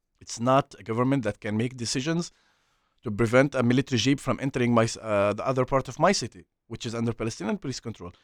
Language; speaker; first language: English; non-native, fluent; Arabic